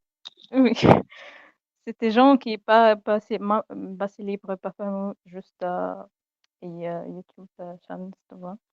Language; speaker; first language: French; non-native, fluent; Arabic